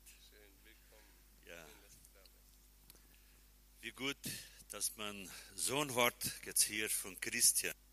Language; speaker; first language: German; non-native, fluent; Portuguese